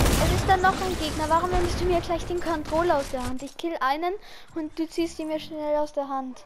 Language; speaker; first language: German; native; German